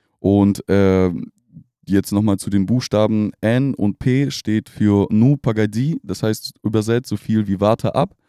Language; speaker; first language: German; non-native, fluent; Russian